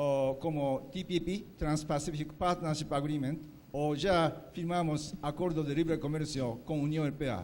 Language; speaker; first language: Portuguese; non-native, fluent; Japanese